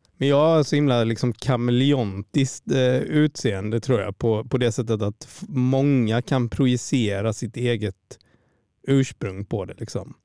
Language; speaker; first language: Swedish; native; Swedish